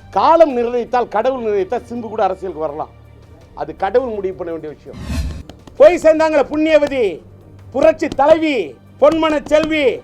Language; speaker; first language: Tamil; native; Tamil